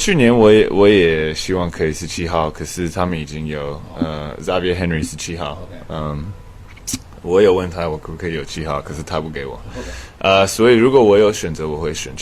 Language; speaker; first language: Chinese; early bilingual, heritage; English